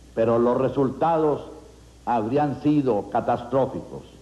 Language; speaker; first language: Spanish; native; Spanish